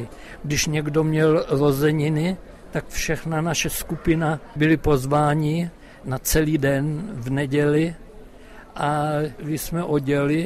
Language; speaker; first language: Czech; non-native, local second language; German